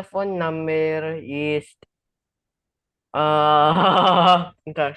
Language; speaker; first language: German; non-native, learner; Indonesian